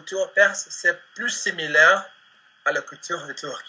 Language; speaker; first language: French; non-native, learner; Spanish